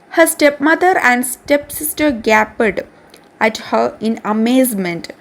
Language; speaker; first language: English; non-native, local second language; Malayalam